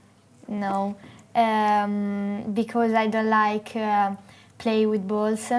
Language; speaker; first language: English; non-native, learner; Italian